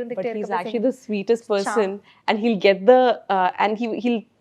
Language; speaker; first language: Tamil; non-native, learner; Malayalam